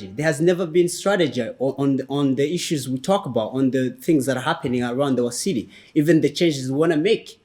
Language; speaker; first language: English; non-native, fluent; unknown